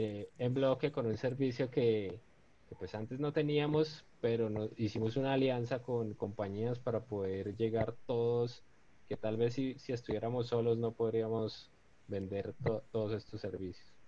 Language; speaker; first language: Spanish; native; Spanish